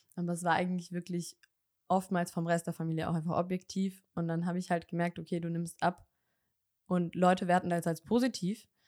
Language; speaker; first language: German; early bilingual, other home language; Bosnian